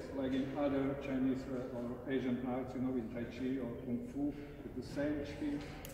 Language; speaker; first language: English; non-native, learner; Slovak